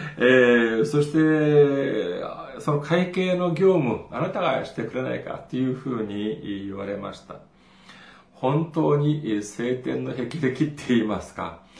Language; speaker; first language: Japanese; non-native, fluent; Korean